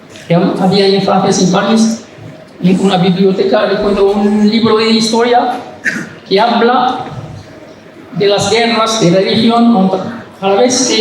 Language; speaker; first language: Spanish; non-native, learner; Arabic